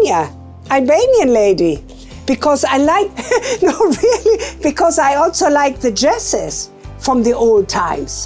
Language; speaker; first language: English; non-native, fluent; German